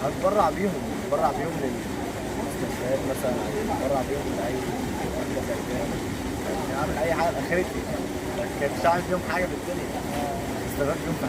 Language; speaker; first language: Arabic; native; Arabic